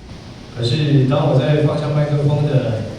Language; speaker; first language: Chinese; native; Chinese